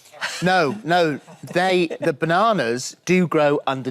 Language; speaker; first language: English; native; English